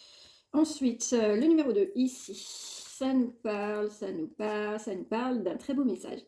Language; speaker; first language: French; native; French